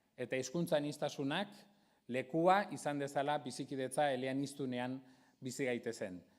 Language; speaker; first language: Basque; non-native, local second language; Spanish